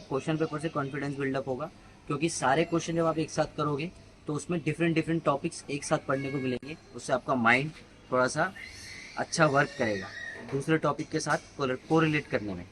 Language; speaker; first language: Hindi; native; Hindi